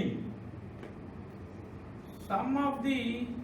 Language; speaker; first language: English; non-native, local second language; Telugu